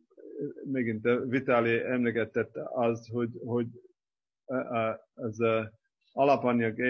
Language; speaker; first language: Hungarian; non-native, fluent; English